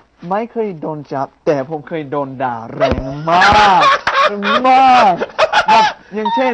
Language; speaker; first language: Thai; non-native, fluent; English